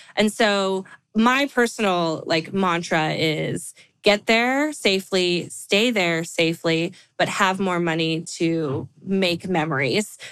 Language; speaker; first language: English; native; English